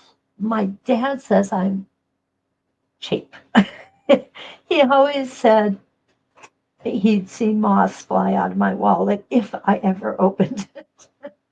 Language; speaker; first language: English; native; English